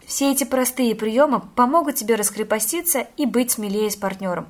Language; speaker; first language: Russian; native; Russian